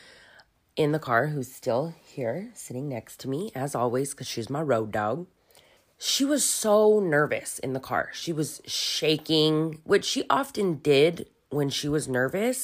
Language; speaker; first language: English; native; English